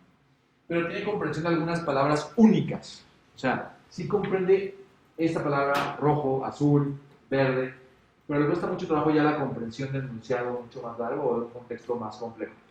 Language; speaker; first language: Spanish; native; Spanish